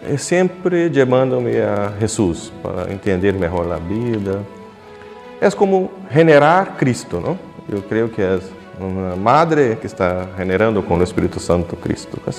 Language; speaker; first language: Spanish; non-native, fluent; Portuguese